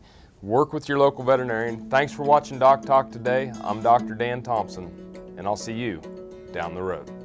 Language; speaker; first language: English; native; English